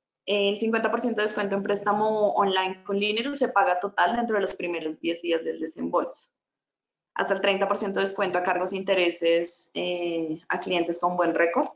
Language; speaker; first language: Spanish; native; Spanish